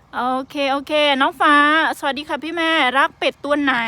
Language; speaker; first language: Thai; non-native, local second language; Khmer